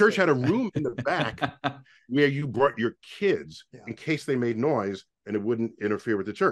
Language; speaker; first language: English; native; English